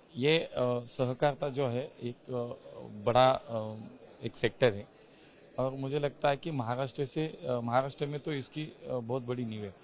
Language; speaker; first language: Hindi; non-native, local second language; Marathi